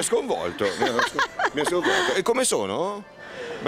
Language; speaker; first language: Italian; native; Italian